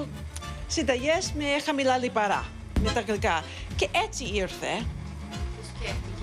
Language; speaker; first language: Greek; early bilingual, heritage; Greek